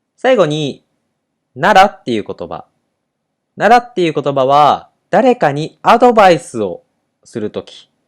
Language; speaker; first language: Japanese; native; Japanese